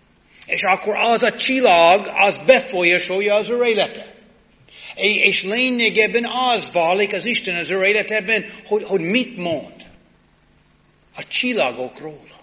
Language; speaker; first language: Hungarian; non-native, learner; English